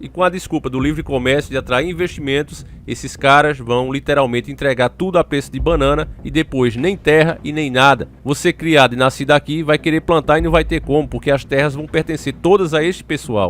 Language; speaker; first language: Portuguese; native; Portuguese